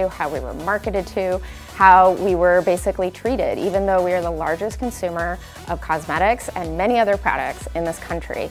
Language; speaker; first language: English; early bilingual, other home language; Spanish